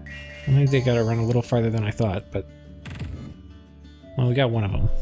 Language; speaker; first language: English; native; English